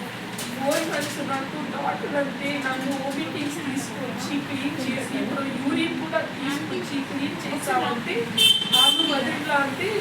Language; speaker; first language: Telugu; non-native, learner; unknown